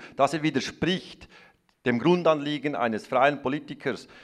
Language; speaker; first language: German; native; German